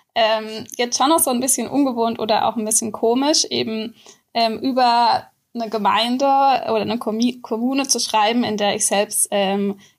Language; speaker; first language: German; native; German